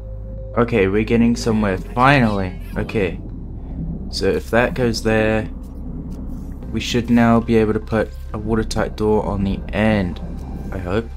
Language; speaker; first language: English; native; English